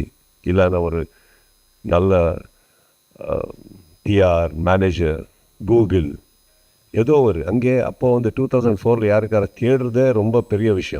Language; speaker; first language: Tamil; non-native, learner; Kannada